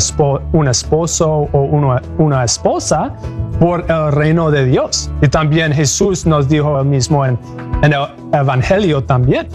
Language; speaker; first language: Spanish; non-native, learner; English